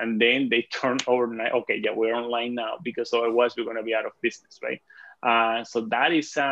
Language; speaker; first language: English; non-native, fluent; Spanish